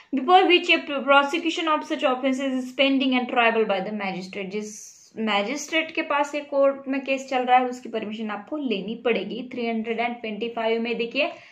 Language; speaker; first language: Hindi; non-native, local second language; Marathi